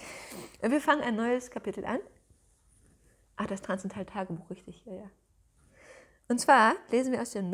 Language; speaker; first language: German; native; German